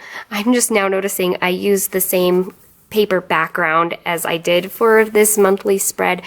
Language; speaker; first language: English; native; English